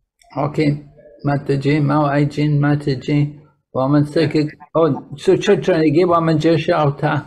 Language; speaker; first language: Chinese; non-native, learner; English